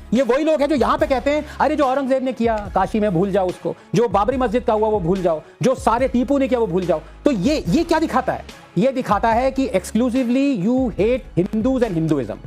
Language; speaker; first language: Hindi; non-native, local second language; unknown